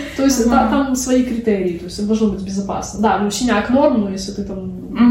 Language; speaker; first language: Russian; non-native, local second language; Belarusian